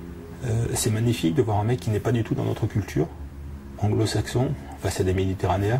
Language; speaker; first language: French; native; French